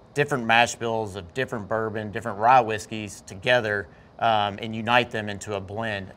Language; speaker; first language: English; native; English